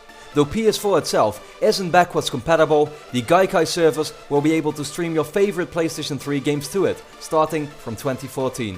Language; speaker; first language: English; non-native, fluent; Dutch